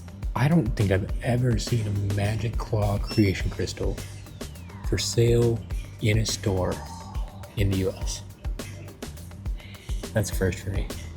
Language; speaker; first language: English; native; English